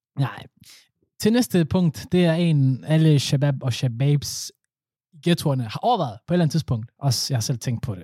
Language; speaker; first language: Danish; early bilingual, other home language; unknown